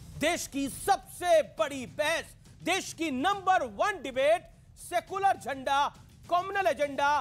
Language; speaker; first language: Hindi; native; Hindi